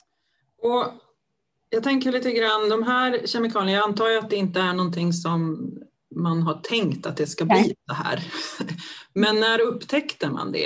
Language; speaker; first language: Swedish; native; Swedish